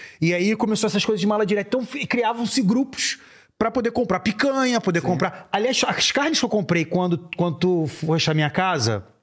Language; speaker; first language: Portuguese; native; Portuguese